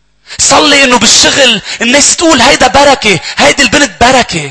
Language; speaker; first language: Arabic; native; Arabic